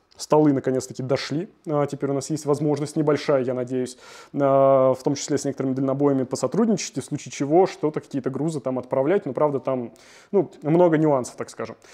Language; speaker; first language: Russian; native; Russian